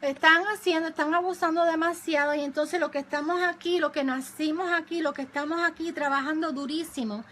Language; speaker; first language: Spanish; early bilingual, other home language; English